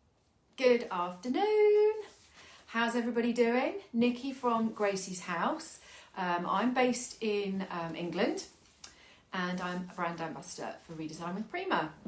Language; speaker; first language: English; native; English